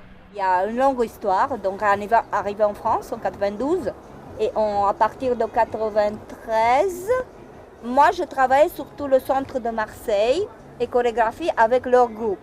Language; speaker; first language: French; non-native, fluent; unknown